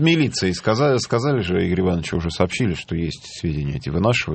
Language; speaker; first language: Russian; native; Russian